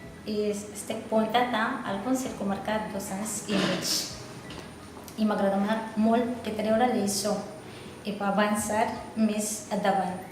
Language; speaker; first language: Catalan; non-native, learner; Arabic